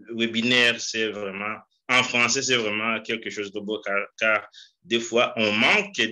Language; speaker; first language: French; non-native, local second language; Rundi